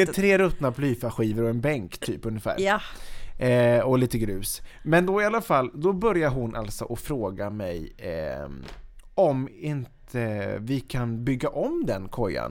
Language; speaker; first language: Swedish; native; Swedish